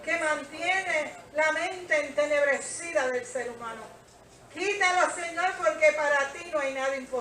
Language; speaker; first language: Spanish; native; Spanish